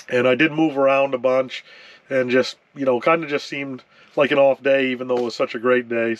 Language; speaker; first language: English; native; English